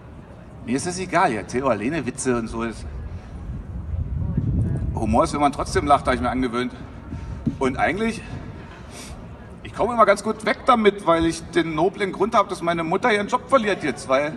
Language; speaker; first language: German; native; German